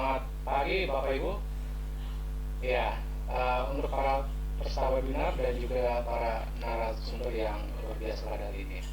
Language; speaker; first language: Indonesian; native; Indonesian